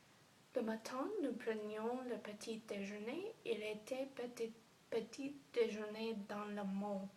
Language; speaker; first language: French; non-native, learner; English